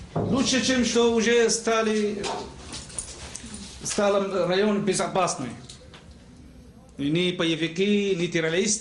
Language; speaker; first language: Russian; non-native, fluent; Arabic